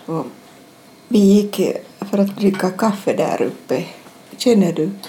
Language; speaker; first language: Swedish; non-native, fluent; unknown